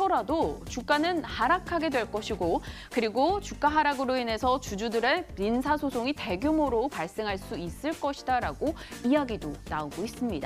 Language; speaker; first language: Korean; native; Korean